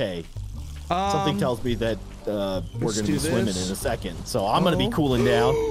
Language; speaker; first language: English; native; English